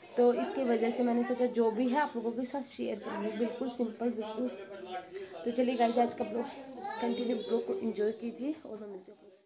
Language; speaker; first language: Hindi; native; Hindi